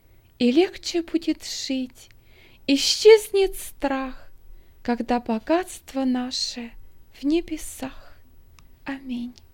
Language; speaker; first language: Russian; native; Russian